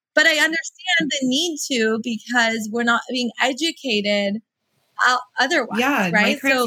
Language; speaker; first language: English; early bilingual, other home language; Persian